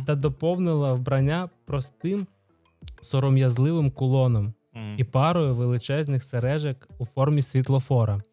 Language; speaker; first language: Ukrainian; non-native, local second language; Russian